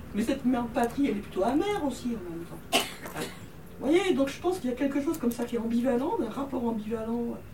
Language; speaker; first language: French; native; French